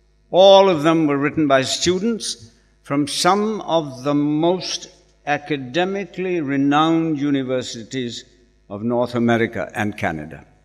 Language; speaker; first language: English; non-native, local second language; Urdu